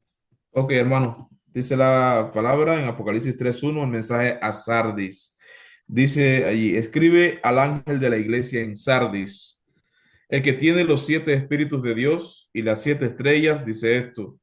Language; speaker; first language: Spanish; native; Spanish